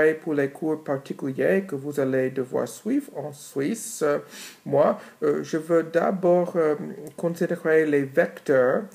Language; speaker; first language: French; non-native, fluent; English